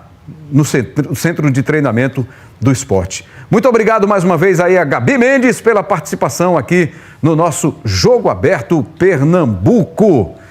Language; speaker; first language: Portuguese; native; Portuguese